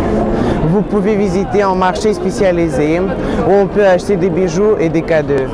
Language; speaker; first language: French; non-native, learner; Russian